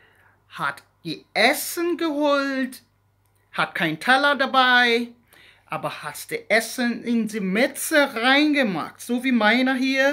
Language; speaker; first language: German; non-native, learner; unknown